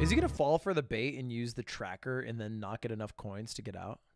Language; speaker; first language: English; native; English